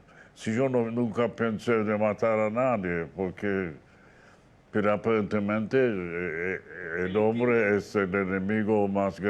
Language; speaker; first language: Spanish; non-native, fluent; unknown